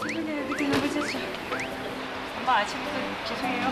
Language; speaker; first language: Korean; native; Korean